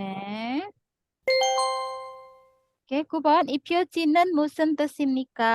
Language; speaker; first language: Korean; non-native, fluent; Indonesian